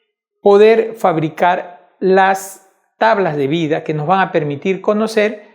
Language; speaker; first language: Spanish; native; Spanish